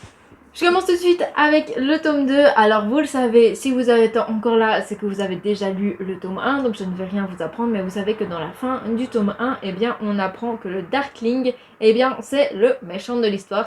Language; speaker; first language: French; native; French